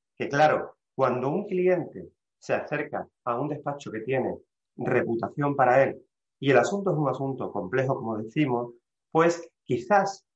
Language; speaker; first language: Spanish; native; Spanish